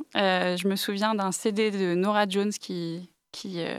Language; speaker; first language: French; early bilingual, other home language; English